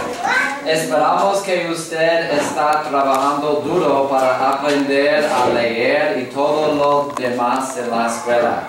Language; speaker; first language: Spanish; non-native, learner; English